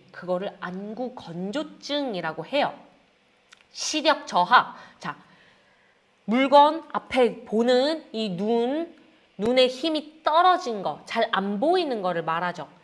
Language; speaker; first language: Korean; native; Korean